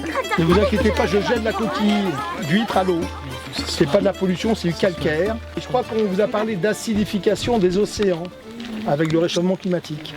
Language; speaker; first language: French; native; French